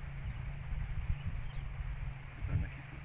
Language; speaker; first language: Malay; non-native, local second language; Javanese